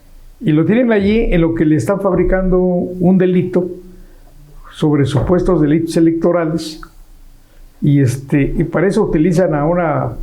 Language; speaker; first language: Spanish; native; Spanish